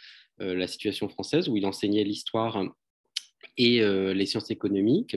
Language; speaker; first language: French; native; French